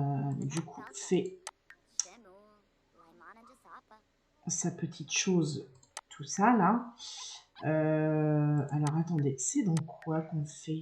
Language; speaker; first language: French; native; French